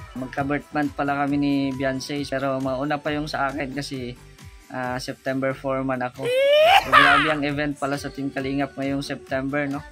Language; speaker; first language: Filipino; non-native, local second language; Cebuano